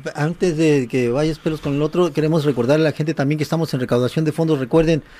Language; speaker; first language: Spanish; native; Spanish